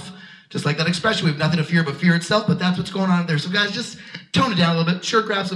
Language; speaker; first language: English; native; English